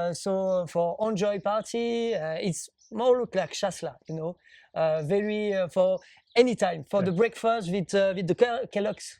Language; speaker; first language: English; non-native, learner; French